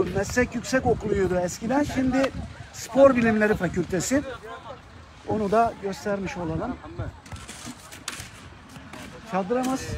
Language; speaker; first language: Turkish; native; Turkish